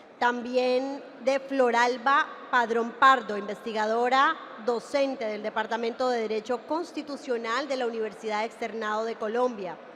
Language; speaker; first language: Spanish; native; Spanish